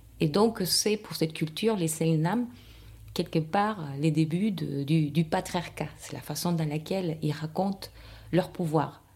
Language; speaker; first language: French; non-native, fluent; Spanish